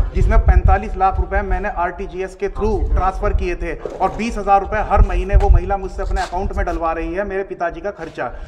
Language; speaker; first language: Hindi; native; Hindi